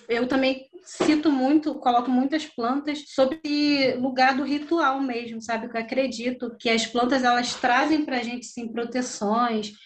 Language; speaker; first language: Portuguese; native; Portuguese